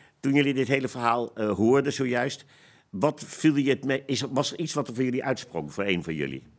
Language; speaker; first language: Dutch; native; Dutch